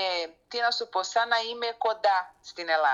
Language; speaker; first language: Greek; early bilingual, heritage; Greek